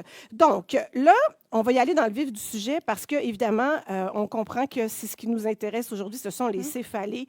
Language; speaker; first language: French; native; French